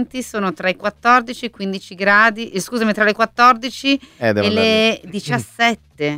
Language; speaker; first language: Italian; native; Italian